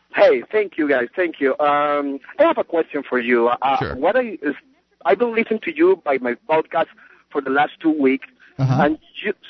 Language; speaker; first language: English; non-native, learner; Spanish